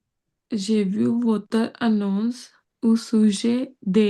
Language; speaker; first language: French; non-native, learner; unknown